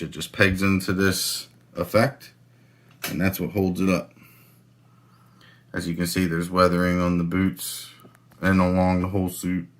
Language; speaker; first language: English; native; English